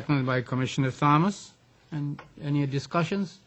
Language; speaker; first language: English; native; English